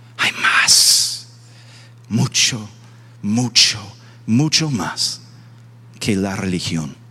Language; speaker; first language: Spanish; non-native, fluent; English